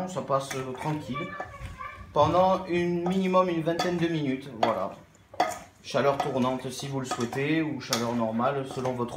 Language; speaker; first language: French; native; French